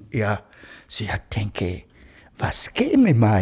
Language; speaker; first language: Danish; non-native, fluent; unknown